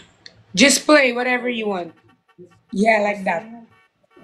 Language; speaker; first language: English; non-native, learner; Filipino